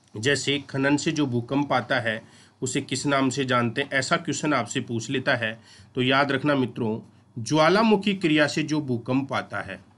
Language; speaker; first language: Hindi; native; Hindi